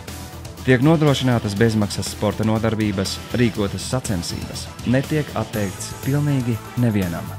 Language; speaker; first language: Latvian; native; Latvian